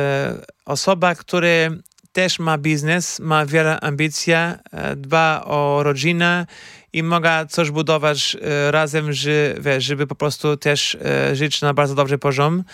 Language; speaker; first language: Polish; non-native, fluent; Portuguese